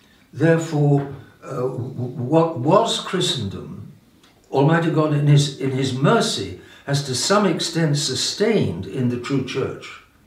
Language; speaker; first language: English; native; English